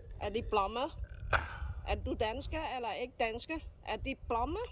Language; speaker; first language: Danish; non-native, learner; Thai